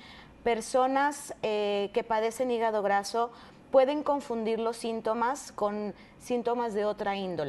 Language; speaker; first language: Spanish; native; Spanish